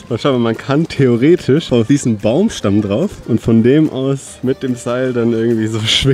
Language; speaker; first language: German; native; German